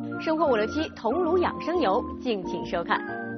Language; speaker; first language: Chinese; native; Chinese